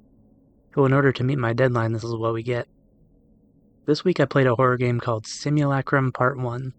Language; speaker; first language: English; native; English